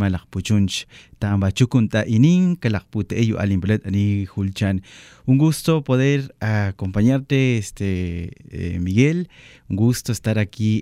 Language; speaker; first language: Spanish; non-native, local second language; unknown